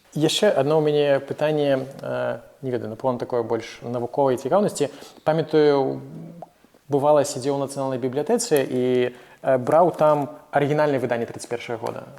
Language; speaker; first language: Belarusian; non-native, local second language; Russian